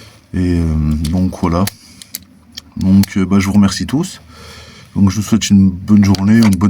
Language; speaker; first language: French; native; French